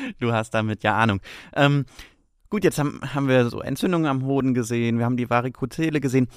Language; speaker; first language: German; native; German